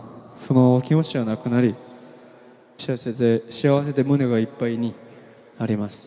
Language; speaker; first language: Japanese; non-native, learner; Korean